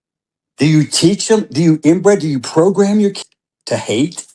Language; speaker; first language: English; native; English